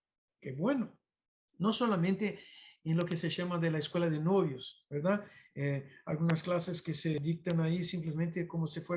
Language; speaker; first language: Spanish; non-native, fluent; Portuguese